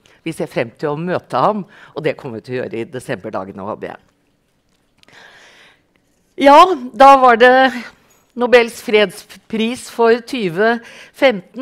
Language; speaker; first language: Norwegian; native; Norwegian